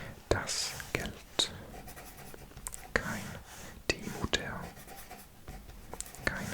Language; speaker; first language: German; non-native, learner; Welsh